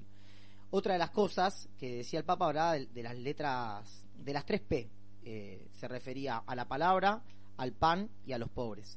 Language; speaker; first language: Spanish; native; Spanish